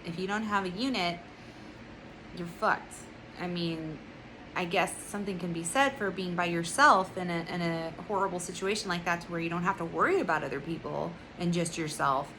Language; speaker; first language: English; native; English